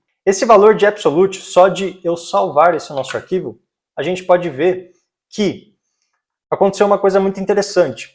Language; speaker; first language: Portuguese; native; Portuguese